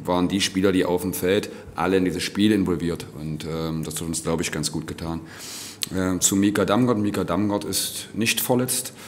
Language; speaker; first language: German; native; German